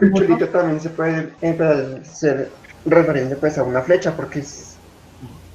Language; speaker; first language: Spanish; native; Spanish